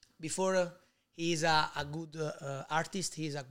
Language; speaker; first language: English; non-native, learner; Italian